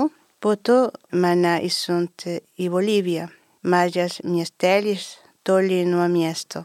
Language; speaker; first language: Lithuanian; non-native, learner; Spanish